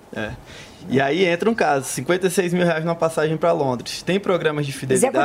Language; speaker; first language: Portuguese; native; Portuguese